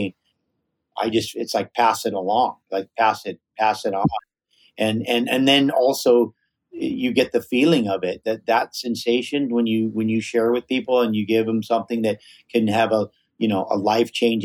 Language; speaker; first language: English; native; English